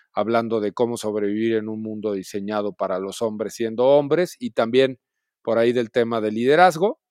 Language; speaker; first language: Spanish; native; Spanish